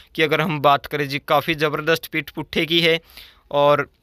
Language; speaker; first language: Hindi; native; Hindi